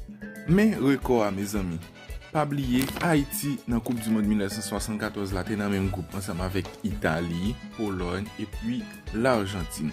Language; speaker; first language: French; non-native, learner; Haitian Creole